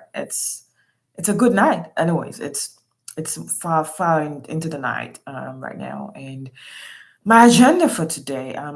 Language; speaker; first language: English; non-native, local second language; Yoruba